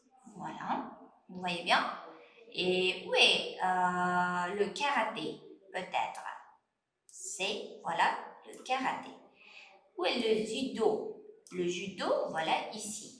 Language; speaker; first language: French; non-native, fluent; Uzbek